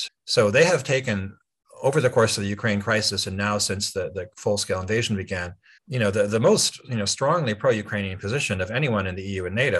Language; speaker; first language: English; native; English